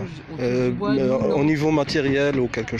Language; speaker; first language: French; non-native, local second language; Arabic